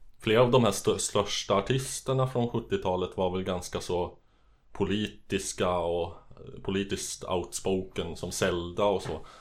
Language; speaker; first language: Swedish; native; Swedish